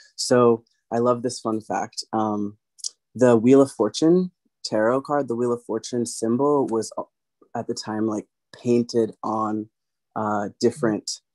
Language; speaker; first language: English; native; English